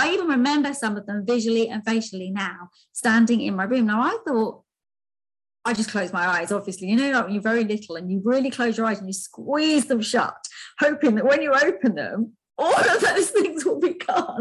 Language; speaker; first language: English; native; English